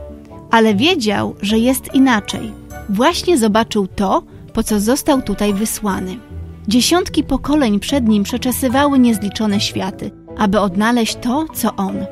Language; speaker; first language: Polish; native; Polish